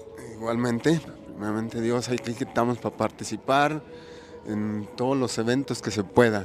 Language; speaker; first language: Spanish; native; Spanish